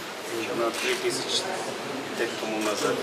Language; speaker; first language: Russian; non-native, learner; Mongolian